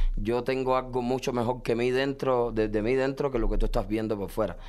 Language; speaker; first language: Spanish; native; Spanish